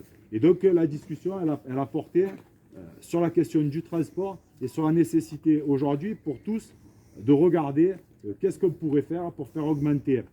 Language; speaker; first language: French; native; French